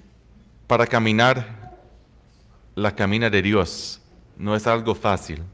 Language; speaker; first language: Spanish; non-native, fluent; English